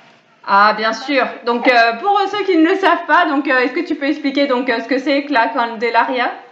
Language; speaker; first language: French; native; French